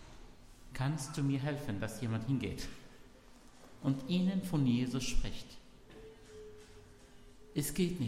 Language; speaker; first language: German; non-native, fluent; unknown